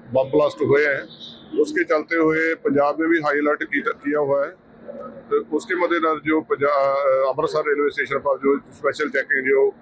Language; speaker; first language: Hindi; non-native, local second language; Punjabi